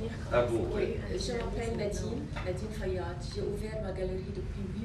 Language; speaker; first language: French; non-native, local second language; Arabic